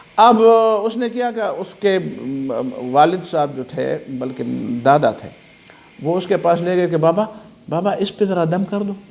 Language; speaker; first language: Urdu; non-native, local second language; Pashto